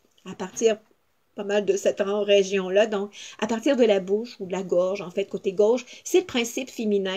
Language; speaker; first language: French; native; French